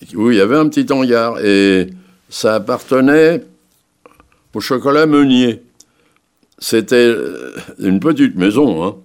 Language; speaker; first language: French; native; French